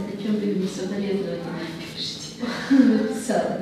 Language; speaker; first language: Russian; native; Russian